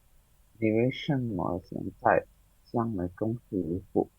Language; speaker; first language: Chinese; non-native, learner; Indonesian